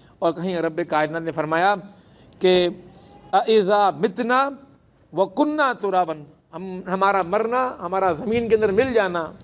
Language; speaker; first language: Urdu; non-native, local second language; Sindhi